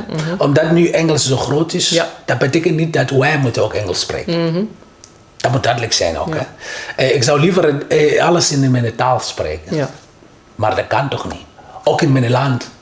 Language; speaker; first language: Dutch; non-native, learner; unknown